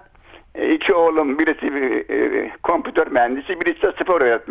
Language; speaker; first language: Turkish; non-native, local second language; Kurdish